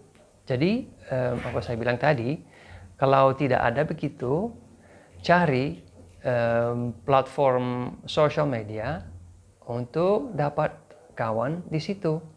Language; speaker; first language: Indonesian; non-native, fluent; English